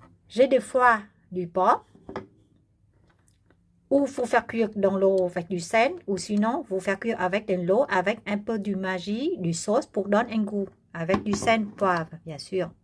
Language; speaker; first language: French; non-native, learner; Vietnamese